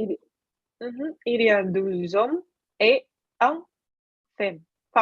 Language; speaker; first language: French; non-native, learner; Chinese